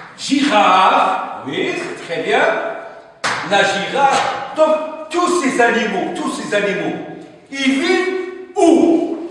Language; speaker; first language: French; non-native, local second language; Arabic